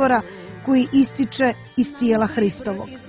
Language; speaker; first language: Croatian; native; Croatian